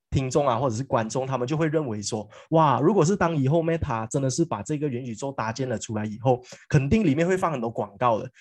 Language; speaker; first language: Chinese; native; Chinese